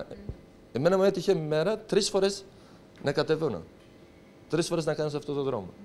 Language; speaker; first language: Greek; non-native, local second language; Turkish